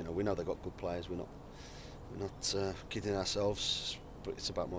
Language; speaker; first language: English; native; English